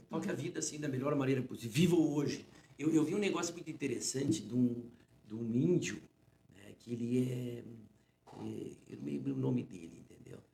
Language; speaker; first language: Portuguese; native; Portuguese